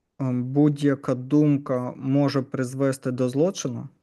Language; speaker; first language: Ukrainian; non-native, learner; Russian